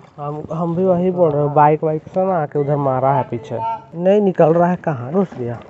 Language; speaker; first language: Hindi; native; Hindi